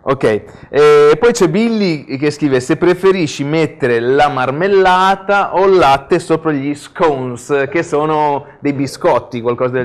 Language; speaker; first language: Italian; native; Italian